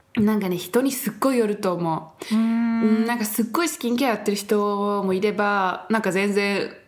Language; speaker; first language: Japanese; early bilingual, heritage; Japanese